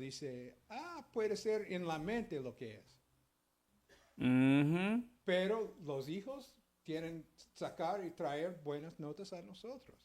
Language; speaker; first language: Spanish; early bilingual, heritage; Spanish